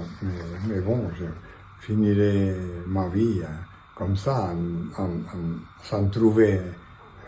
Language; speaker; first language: French; non-native, fluent; Catalan